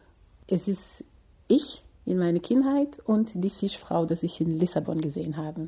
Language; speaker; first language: German; non-native, fluent; Portuguese